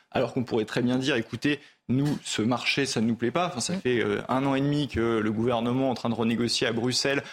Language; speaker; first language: French; native; French